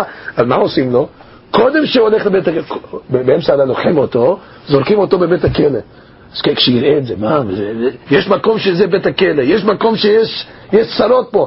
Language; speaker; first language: Hebrew; non-native, fluent; English